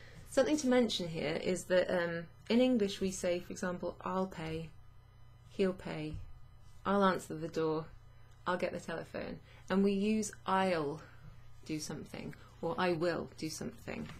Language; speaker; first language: English; native; English